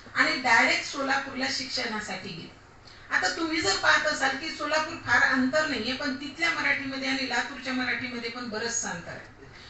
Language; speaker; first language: Marathi; non-native, local second language; Lambadi